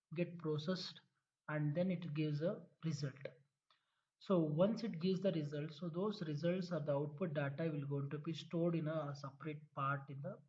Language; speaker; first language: English; non-native, local second language; Kannada